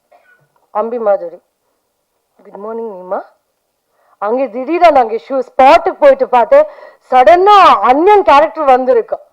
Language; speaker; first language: Tamil; non-native, learner; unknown